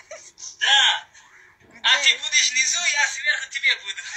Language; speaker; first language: Russian; non-native, learner; Uzbek